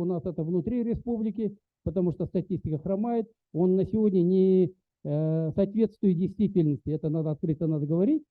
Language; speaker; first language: Russian; native; Russian